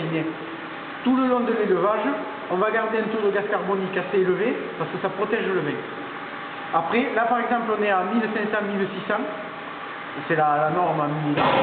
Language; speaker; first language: French; native; French